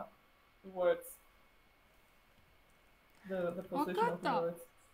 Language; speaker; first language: English; non-native, fluent; German